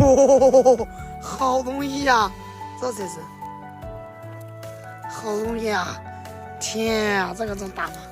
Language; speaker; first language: Chinese; native; Chinese